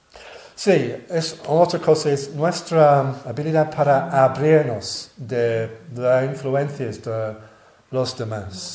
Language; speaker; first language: Spanish; non-native, learner; English